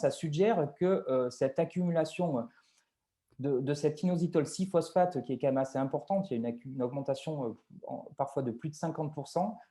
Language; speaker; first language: French; native; French